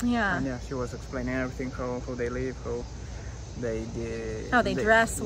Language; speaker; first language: English; non-native, fluent; Spanish